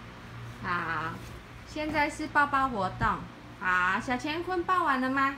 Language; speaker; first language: Chinese; native; Chinese